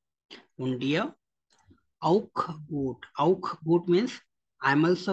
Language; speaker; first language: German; non-native, fluent; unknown